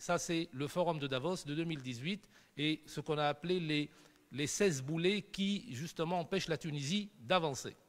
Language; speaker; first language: French; non-native, local second language; Arabic